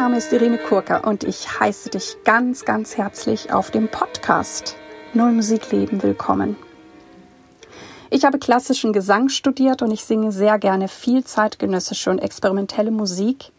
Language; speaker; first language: German; native; German